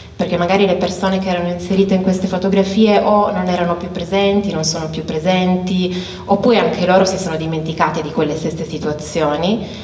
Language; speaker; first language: Italian; native; Italian